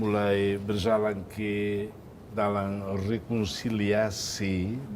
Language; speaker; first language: Indonesian; non-native, fluent; Tetum